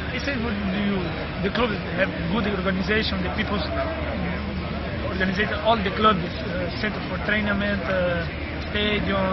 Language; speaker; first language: English; non-native, learner; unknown